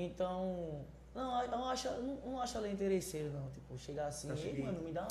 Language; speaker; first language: Portuguese; native; Portuguese